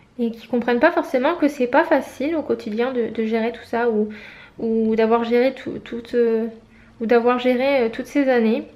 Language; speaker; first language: French; native; French